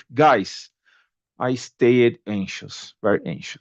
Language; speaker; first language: English; non-native, learner; Portuguese